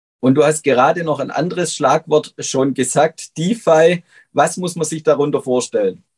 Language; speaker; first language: German; native; German